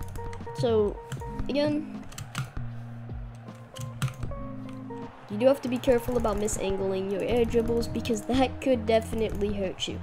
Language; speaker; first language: English; native; English